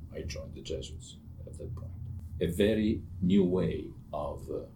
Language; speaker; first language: English; non-native, fluent; Italian